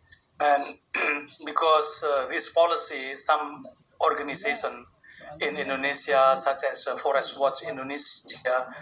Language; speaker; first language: English; non-native, learner; Indonesian